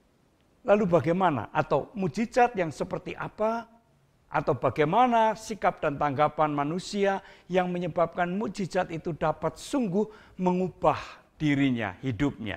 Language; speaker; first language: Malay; non-native, local second language; Indonesian